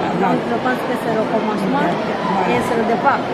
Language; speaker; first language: French; non-native, local second language; Kinyarwanda